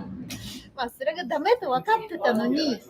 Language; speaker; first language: Japanese; non-native, fluent; Chinese